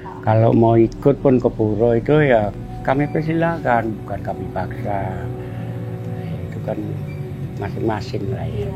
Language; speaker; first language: Indonesian; non-native, local second language; Balinese